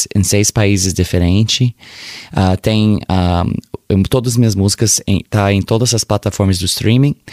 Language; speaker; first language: Portuguese; early bilingual, heritage; Portuguese